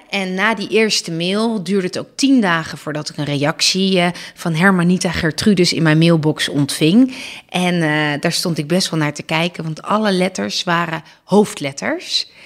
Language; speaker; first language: Dutch; native; Dutch